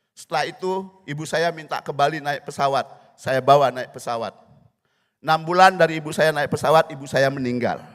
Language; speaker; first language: Indonesian; non-native, local second language; Balinese